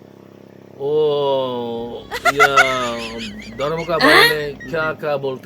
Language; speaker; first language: Hindi; non-native, local second language; Mizo